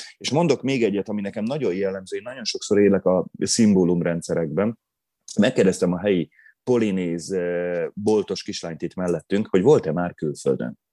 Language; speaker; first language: Hungarian; non-native, local second language; Croatian